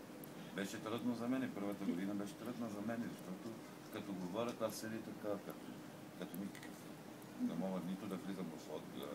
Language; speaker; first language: Bulgarian; non-native, learner; Arabic